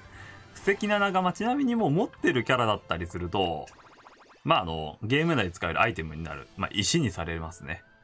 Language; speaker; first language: Japanese; native; Japanese